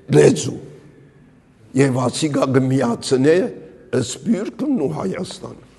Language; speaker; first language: Armenian; early bilingual, heritage; Armenian